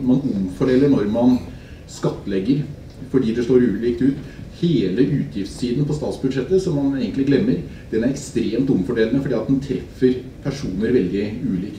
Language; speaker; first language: Norwegian; native; Norwegian